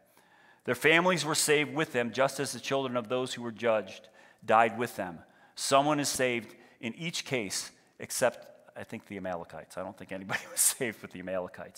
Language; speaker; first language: English; native; English